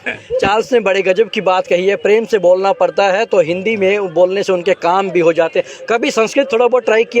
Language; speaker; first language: Hindi; native; Hindi